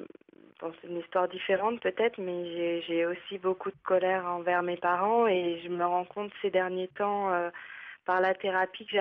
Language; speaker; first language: French; native; French